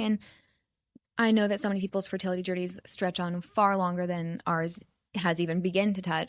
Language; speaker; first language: English; native; English